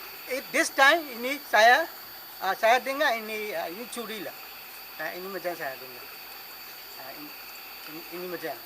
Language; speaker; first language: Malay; non-native, learner; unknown